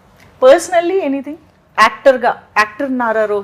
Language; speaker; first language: Telugu; native; Telugu